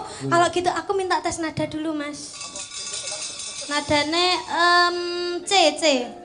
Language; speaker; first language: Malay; non-native, local second language; Javanese